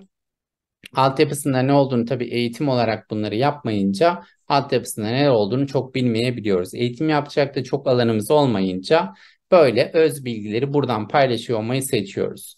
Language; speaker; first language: Turkish; native; Turkish